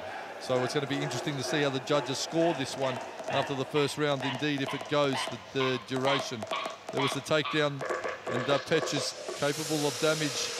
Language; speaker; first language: English; native; English